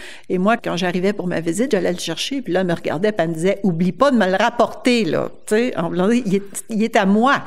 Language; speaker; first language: French; native; French